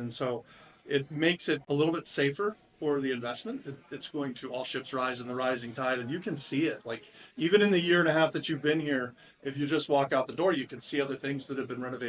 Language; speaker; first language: English; native; English